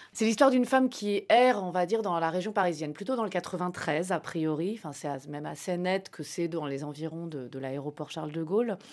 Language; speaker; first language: French; native; French